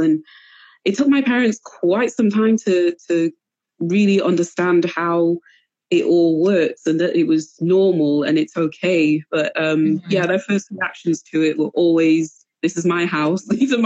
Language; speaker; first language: English; native; English